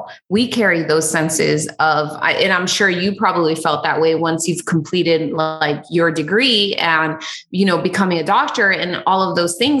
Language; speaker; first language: English; native; English